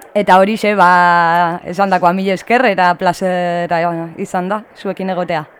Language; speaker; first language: Basque; native; Basque